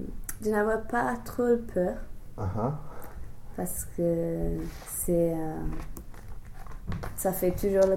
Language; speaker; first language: French; non-native, fluent; English